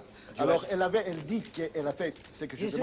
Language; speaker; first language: French; non-native, fluent; Greek